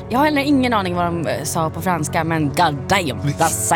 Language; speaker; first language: Swedish; native; Swedish